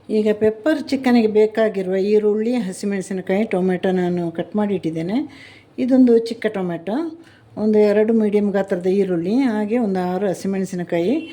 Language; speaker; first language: Kannada; non-native, local second language; Malayalam